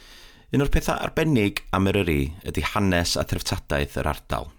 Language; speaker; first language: Welsh; native; Welsh